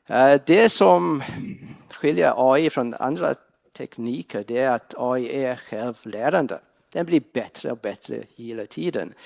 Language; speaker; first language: Swedish; non-native, fluent; English